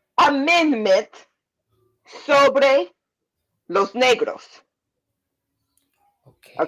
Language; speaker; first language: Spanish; non-native, learner; English